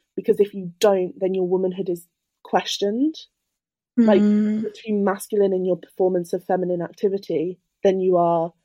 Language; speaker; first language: English; native; English